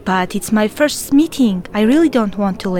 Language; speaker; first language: English; non-native, learner; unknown